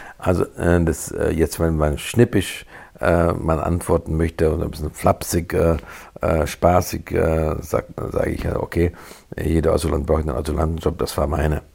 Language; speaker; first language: German; non-native, fluent; Hungarian